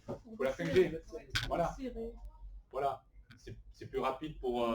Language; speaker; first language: French; native; French